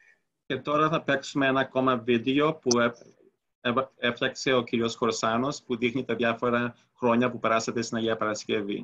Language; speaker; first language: Greek; early bilingual, heritage; Greek